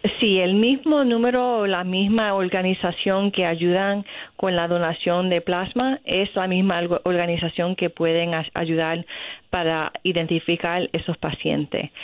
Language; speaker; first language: Spanish; early bilingual, other home language; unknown